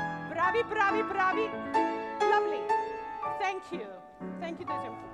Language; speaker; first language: English; non-native, learner; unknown